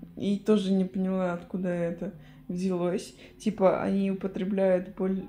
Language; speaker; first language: Russian; non-native, fluent; Spanish